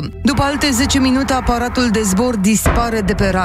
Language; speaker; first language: Romanian; native; Romanian